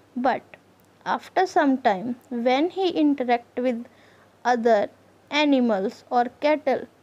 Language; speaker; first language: English; non-native, local second language; Punjabi